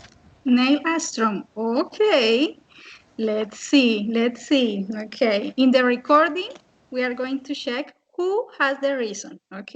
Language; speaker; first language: English; non-native, fluent; Spanish